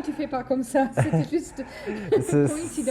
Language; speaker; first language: French; non-native, fluent; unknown